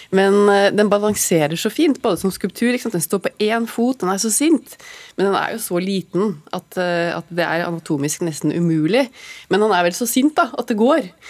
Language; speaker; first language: Norwegian; native; Norwegian